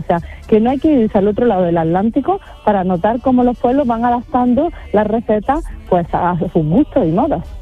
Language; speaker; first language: Spanish; native; Spanish